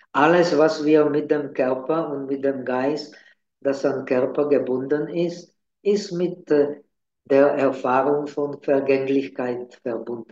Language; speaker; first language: German; non-native, fluent; Czech